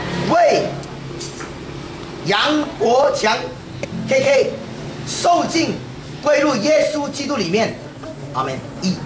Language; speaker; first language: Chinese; non-native, local second language; Min Nan Chinese